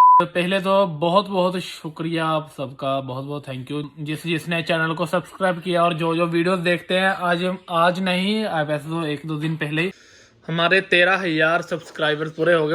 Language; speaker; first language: Hindi; non-native, local second language; Punjabi